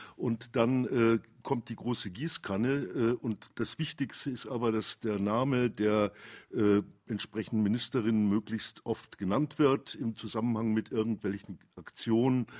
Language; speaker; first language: German; native; German